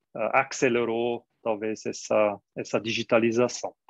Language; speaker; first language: Portuguese; non-native, fluent; German